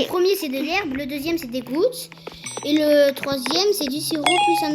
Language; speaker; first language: French; native; French